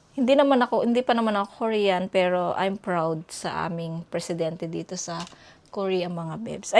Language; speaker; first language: Filipino; native; Filipino